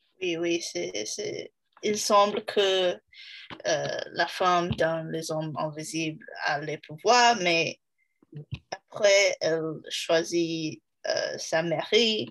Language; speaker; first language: French; non-native, learner; English